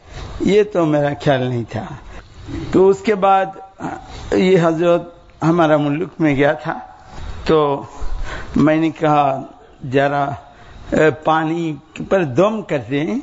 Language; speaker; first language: Hindi; non-native, learner; Bangla